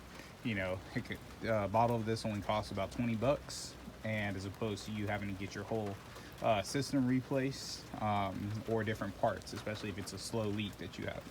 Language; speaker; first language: English; native; English